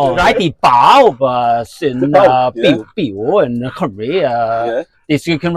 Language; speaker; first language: Welsh; non-native, fluent; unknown